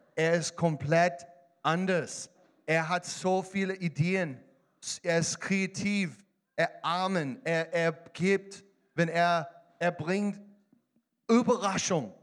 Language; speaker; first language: German; non-native, learner; English